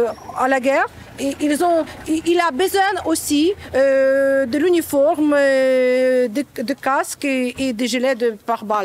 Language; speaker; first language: French; non-native, fluent; Ukrainian